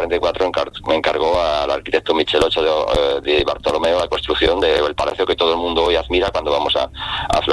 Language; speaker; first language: Spanish; native; Spanish